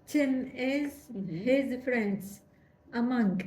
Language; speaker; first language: English; non-native, learner; Arabic